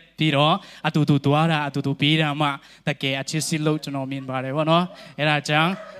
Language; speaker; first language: Burmese; non-native, local second language; Tedim Chin